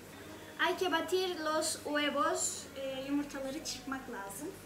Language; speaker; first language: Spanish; non-native, fluent; Turkish